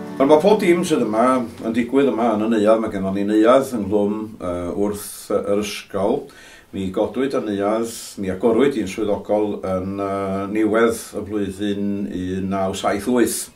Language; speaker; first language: Welsh; native; Welsh